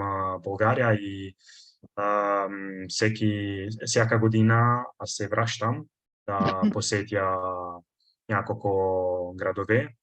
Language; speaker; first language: Bulgarian; non-native, learner; Italian